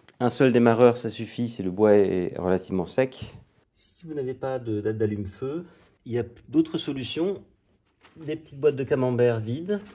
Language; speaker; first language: French; native; French